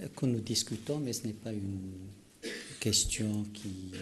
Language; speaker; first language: French; non-native, local second language; Arabic